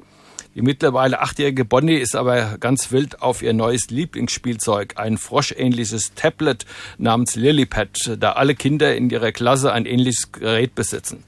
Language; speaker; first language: German; native; German